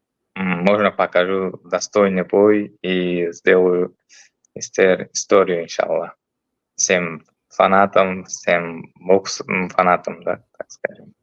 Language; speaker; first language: Russian; non-native, learner; Uzbek